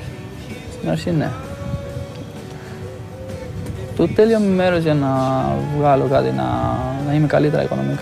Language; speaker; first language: Greek; non-native, fluent; Albanian